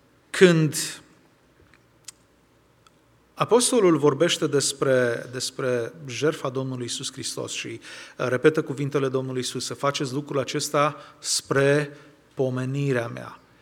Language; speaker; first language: Romanian; native; Romanian